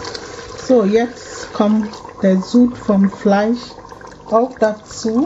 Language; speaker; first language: German; non-native, fluent; Akan